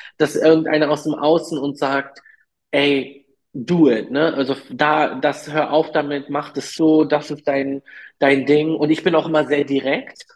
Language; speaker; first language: German; early bilingual, other home language; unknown